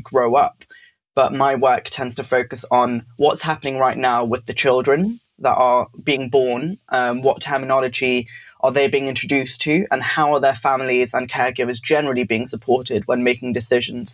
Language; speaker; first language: English; native; English